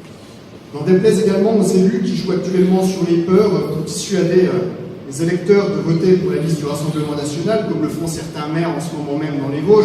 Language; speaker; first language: French; native; French